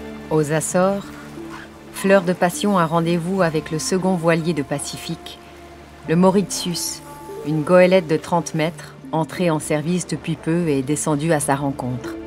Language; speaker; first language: French; native; French